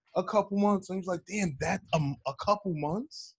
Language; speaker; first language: English; native; English